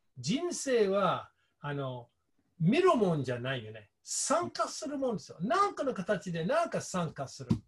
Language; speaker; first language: Japanese; non-native, fluent; English